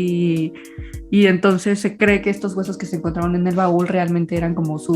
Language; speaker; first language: Spanish; native; Spanish